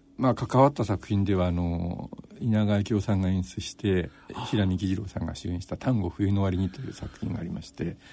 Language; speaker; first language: Japanese; native; Japanese